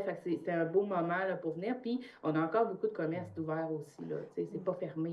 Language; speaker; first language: French; native; French